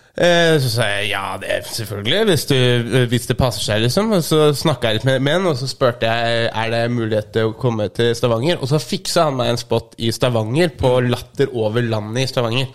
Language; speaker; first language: Norwegian; native; Norwegian